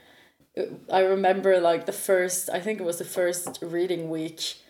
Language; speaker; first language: English; non-native, fluent; Norwegian